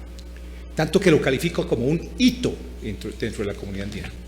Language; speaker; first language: Spanish; native; Spanish